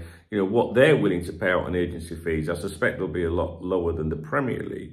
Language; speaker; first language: English; native; English